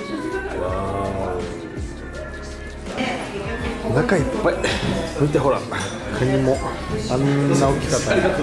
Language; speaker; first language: Japanese; native; Japanese